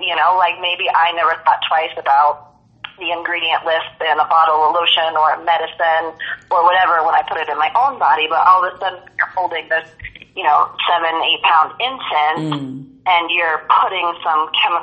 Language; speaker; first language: English; native; English